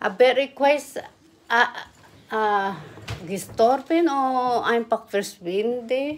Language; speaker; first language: German; non-native, learner; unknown